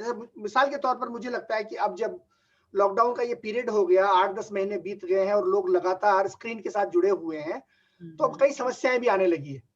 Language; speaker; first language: Hindi; native; Hindi